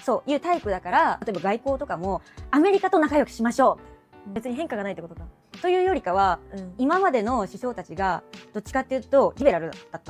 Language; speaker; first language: Japanese; native; Japanese